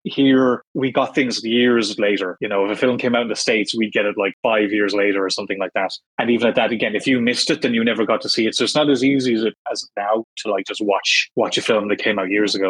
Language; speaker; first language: English; native; English